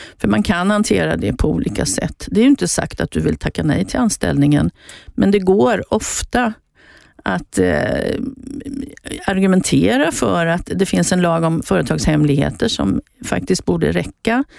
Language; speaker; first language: Swedish; native; Swedish